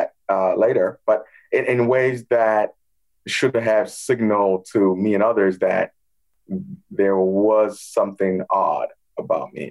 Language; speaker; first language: English; native; English